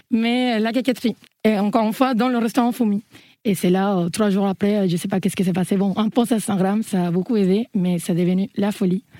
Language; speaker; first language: French; non-native, fluent; Spanish